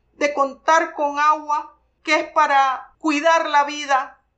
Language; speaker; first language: Spanish; native; Spanish